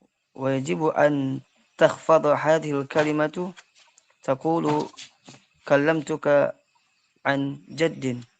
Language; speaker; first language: Arabic; non-native, learner; Indonesian